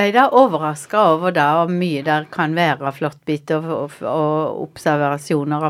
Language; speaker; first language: Norwegian; native; Norwegian